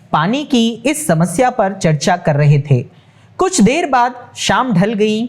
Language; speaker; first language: Hindi; non-native, local second language; Telugu